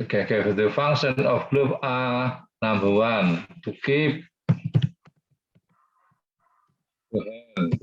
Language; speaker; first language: English; non-native, fluent; Indonesian